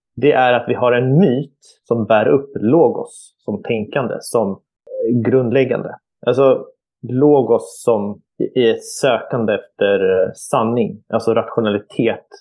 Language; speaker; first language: Swedish; native; Swedish